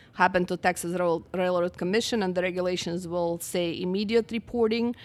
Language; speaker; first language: English; non-native, fluent; Russian